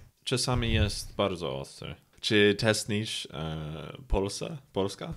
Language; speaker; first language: Polish; non-native, learner; English